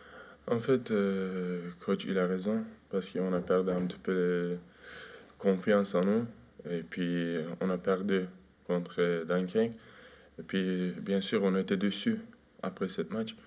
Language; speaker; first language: French; non-native, fluent; Turkish